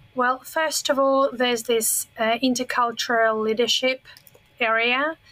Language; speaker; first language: English; non-native, fluent; Russian